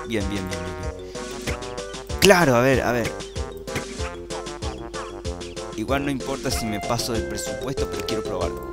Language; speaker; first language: Spanish; native; Spanish